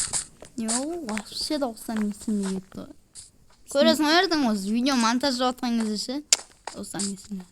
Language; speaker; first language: Kazakh; native; Kazakh